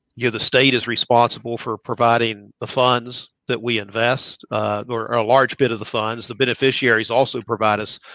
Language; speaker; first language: English; native; English